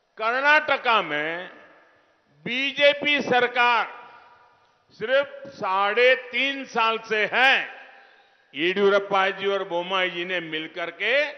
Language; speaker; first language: Hindi; non-native, local second language; Gujarati